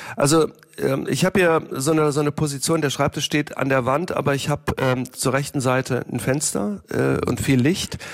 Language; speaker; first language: German; native; German